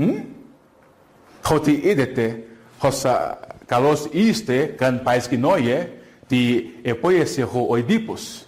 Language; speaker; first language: Greek; non-native, fluent; Portuguese